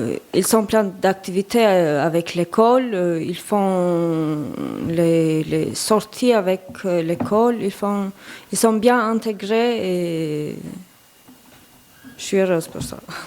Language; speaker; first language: French; non-native, learner; Albanian